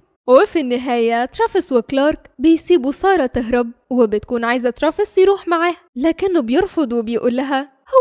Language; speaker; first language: Arabic; native; Arabic